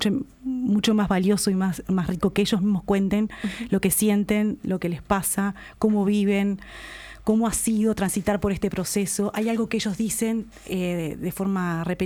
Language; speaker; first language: Spanish; native; Spanish